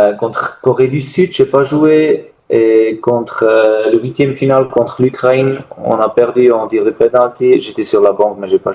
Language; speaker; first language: French; non-native, learner; German